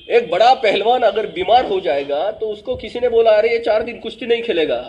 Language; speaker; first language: Hindi; native; Hindi